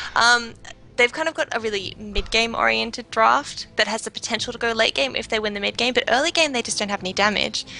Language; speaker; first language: English; native; English